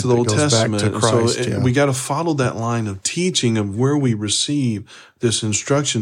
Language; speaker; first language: English; native; English